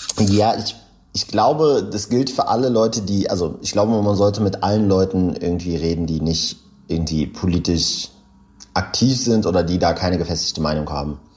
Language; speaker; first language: German; native; German